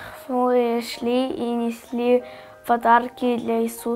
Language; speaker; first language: Russian; early bilingual, heritage; Russian